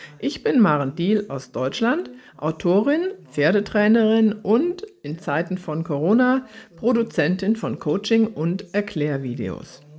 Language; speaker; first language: German; native; German